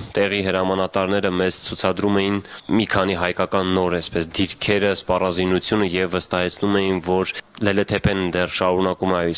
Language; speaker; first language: Armenian; native; Armenian